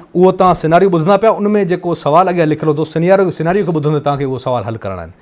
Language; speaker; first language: Sindhi; non-native, local second language; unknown